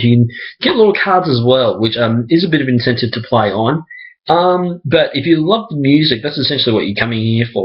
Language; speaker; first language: English; native; English